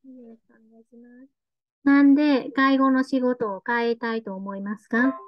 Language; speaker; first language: Japanese; non-native, fluent; Vietnamese